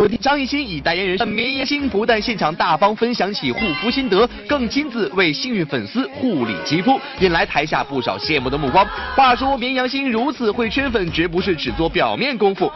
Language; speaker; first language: Chinese; native; Chinese